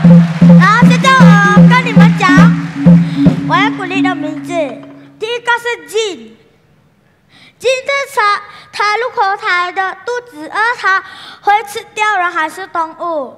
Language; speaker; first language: Chinese; non-native, local second language; Malay